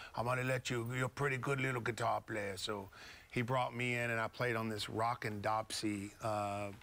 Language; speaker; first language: English; native; English